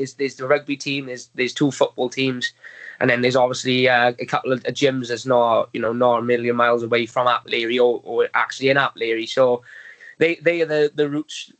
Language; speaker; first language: English; native; English